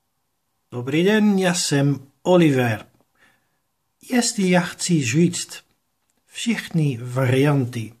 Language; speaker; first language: Czech; non-native, fluent; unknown